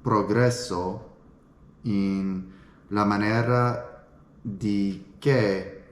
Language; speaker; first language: Italian; non-native, learner; English